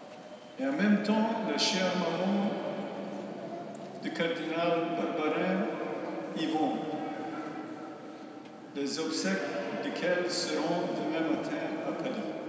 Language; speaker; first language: French; non-native, fluent; English